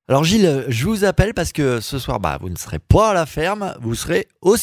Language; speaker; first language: French; native; French